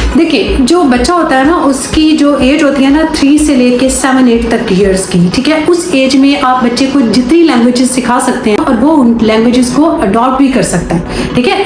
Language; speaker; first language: Urdu; native; Urdu